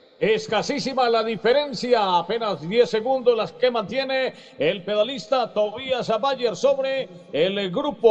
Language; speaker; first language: Spanish; native; Spanish